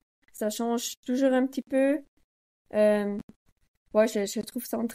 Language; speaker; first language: French; non-native, learner; Swiss German